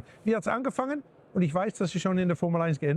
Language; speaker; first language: German; native; German